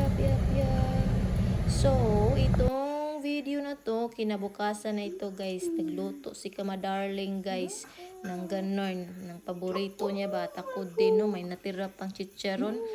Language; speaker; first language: Filipino; non-native, local second language; Cebuano